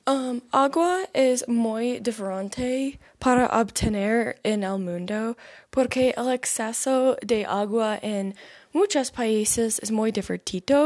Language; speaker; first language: Spanish; non-native, learner; English